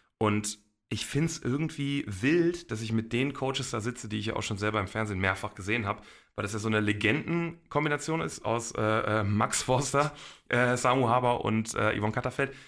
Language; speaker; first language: German; early bilingual, other home language; Polish